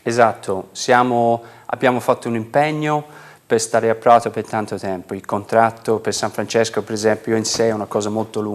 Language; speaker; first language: Italian; non-native, fluent; English